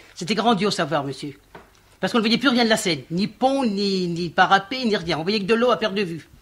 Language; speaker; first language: French; native; French